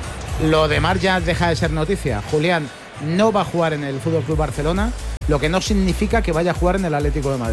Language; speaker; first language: Spanish; native; Spanish